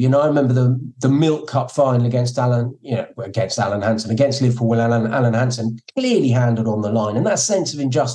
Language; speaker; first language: English; native; English